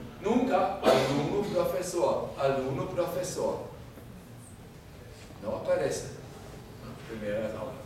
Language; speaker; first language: Portuguese; non-native, fluent; German